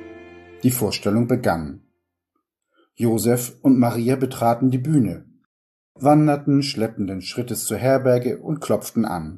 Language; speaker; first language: German; native; German